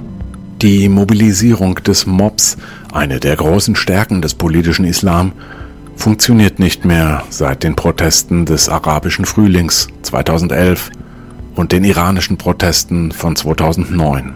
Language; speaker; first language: German; native; German